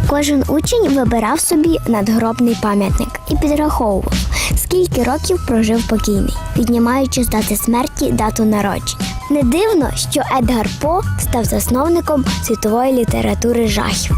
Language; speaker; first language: Ukrainian; native; Ukrainian